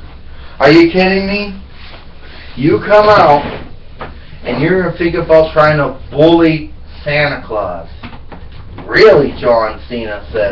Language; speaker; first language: English; native; English